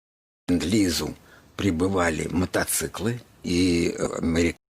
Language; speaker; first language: Russian; native; Russian